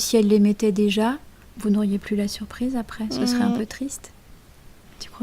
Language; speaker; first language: French; native; French